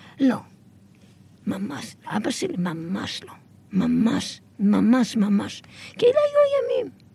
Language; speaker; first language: Hebrew; early bilingual, other home language; Arabic